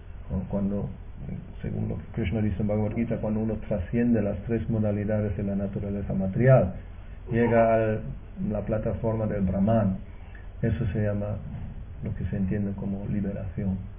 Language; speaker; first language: Spanish; native; Spanish